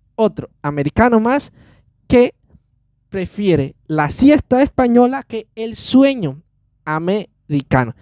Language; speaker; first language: Spanish; native; Spanish